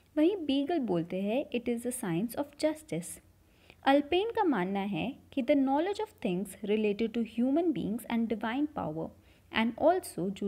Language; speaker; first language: Hindi; native; Hindi